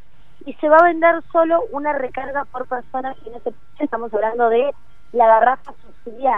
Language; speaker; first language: Spanish; native; Spanish